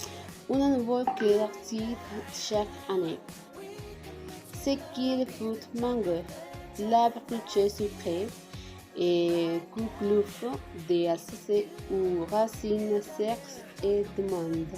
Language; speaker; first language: French; non-native, learner; Spanish